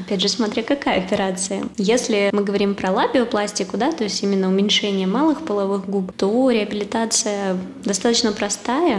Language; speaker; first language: Russian; native; Russian